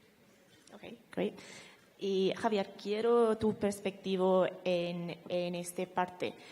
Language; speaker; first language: Spanish; non-native, fluent; English